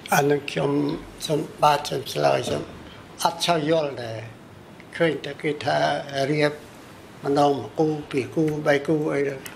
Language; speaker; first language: Khmer; native; Khmer